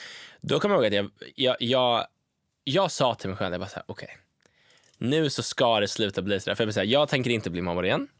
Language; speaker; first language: Swedish; native; Swedish